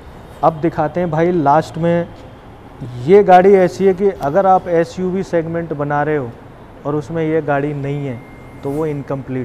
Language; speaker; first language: Hindi; native; Hindi